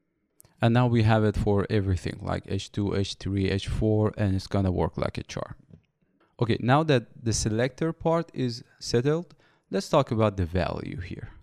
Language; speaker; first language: English; non-native, fluent; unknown